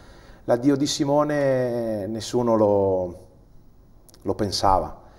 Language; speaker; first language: Italian; native; Italian